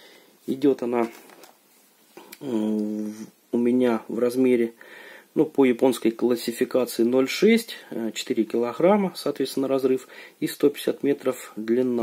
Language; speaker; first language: Russian; native; Russian